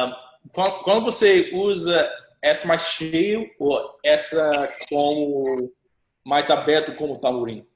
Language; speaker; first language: Portuguese; non-native, learner; English